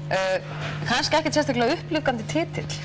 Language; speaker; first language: Icelandic; native; Icelandic